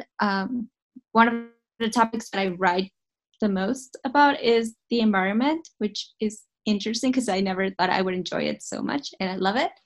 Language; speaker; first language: English; non-native, fluent; Spanish